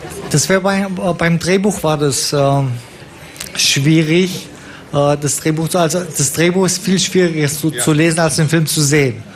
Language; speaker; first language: German; non-native, fluent; Romanian